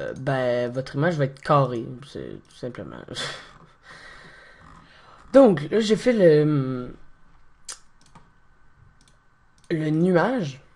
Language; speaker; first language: French; native; French